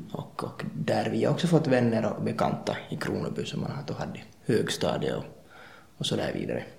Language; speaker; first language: Swedish; native; Swedish